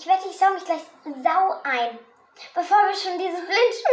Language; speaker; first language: German; early bilingual, other home language; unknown